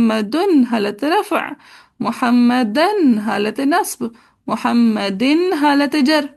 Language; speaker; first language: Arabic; non-native, fluent; Urdu